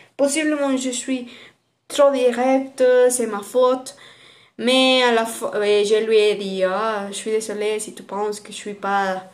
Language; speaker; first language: French; non-native, learner; Spanish